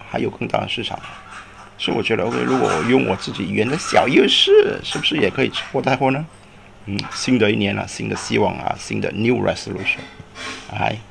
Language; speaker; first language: Chinese; native; Chinese